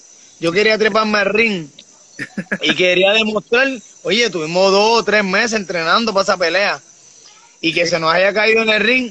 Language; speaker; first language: Spanish; native; Spanish